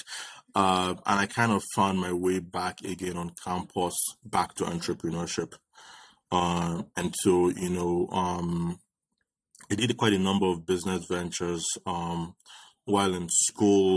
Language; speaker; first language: English; non-native, local second language; Yoruba